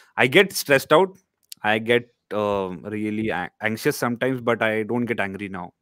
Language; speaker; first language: English; non-native, local second language; Marathi